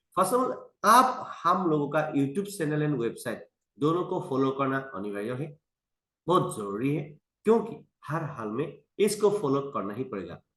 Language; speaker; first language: Hindi; non-native, local second language; Assamese